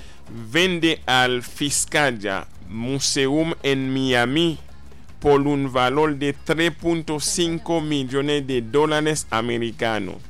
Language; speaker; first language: Spanish; non-native, fluent; Haitian Creole